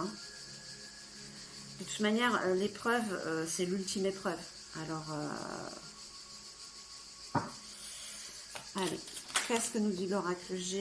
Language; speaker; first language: French; native; French